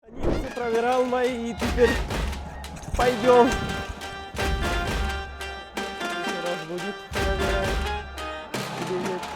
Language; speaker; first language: Russian; non-native, learner; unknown